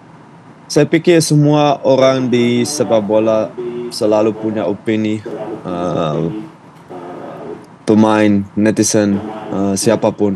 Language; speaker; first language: Indonesian; non-native, fluent; Dutch